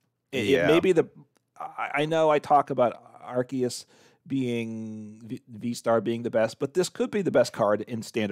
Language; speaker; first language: English; native; English